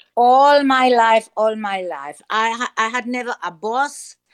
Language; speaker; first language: English; non-native, learner; German